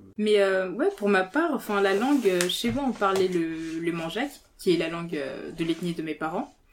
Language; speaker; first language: French; early bilingual, other home language; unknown